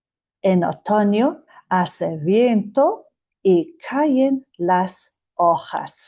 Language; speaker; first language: Spanish; non-native, fluent; Mongolian